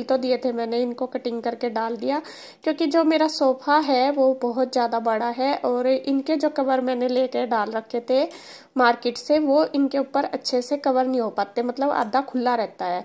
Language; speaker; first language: Hindi; native; Hindi